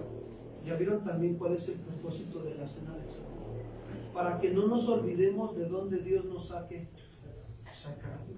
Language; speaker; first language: Spanish; native; Spanish